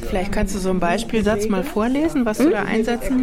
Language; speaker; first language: German; native; German